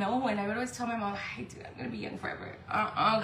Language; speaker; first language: English; early bilingual, other home language; Spanish